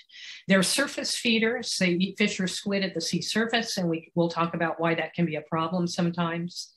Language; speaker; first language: English; native; English